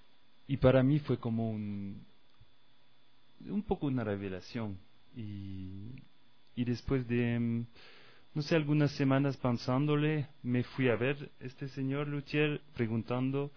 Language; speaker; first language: Spanish; non-native, fluent; French